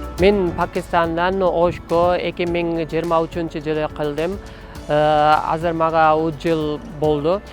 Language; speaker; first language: Kyrgyz; non-native, learner; Urdu